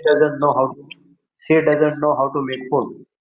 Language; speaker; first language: English; non-native, learner; Hindi